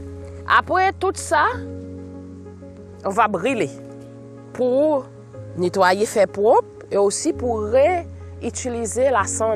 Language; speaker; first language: French; non-native, local second language; Seselwa Creole French